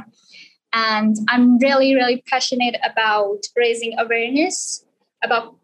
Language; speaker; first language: English; non-native, local second language; Punjabi